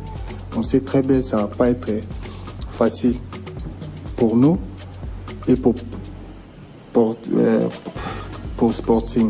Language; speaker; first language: French; non-native, local second language; Lingala